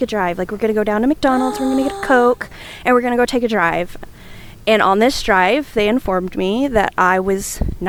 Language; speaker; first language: English; native; English